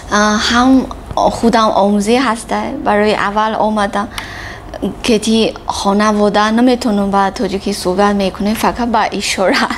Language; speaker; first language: Persian; non-native, learner; Chinese